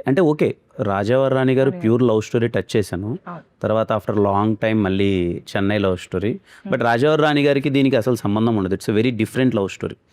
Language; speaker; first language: Telugu; native; Telugu